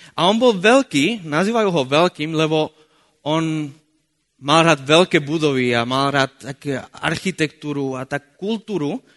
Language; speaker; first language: Slovak; non-native, fluent; Spanish